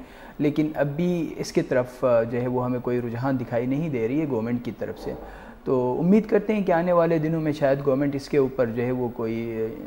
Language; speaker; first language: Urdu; non-native, local second language; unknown